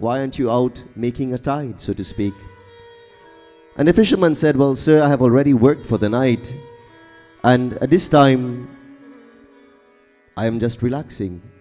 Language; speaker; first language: English; native; English